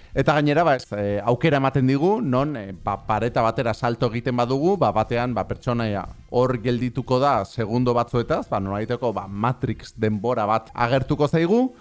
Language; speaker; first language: Basque; native; Basque